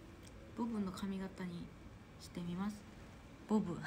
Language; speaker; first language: Japanese; non-native, fluent; Korean